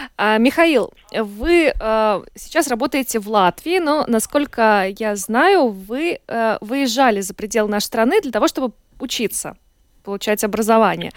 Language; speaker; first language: Russian; native; Russian